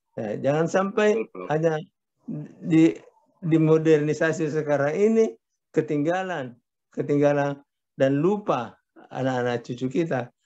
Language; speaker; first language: Indonesian; native; Indonesian